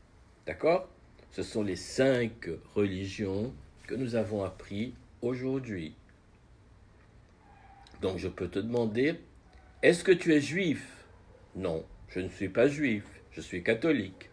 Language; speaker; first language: French; non-native, fluent; Portuguese